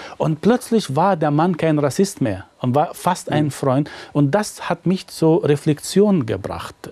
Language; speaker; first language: German; non-native, fluent; Arabic